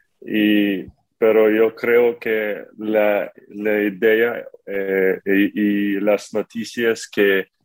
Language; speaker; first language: Spanish; non-native, fluent; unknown